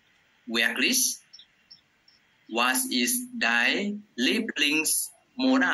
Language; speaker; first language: German; non-native, learner; Thai